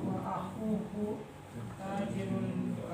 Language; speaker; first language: Arabic; non-native, learner; Indonesian